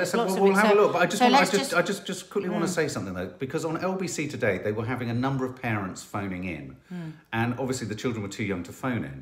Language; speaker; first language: English; native; English